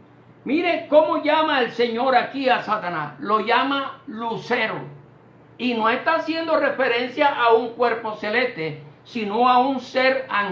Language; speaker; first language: Spanish; native; Spanish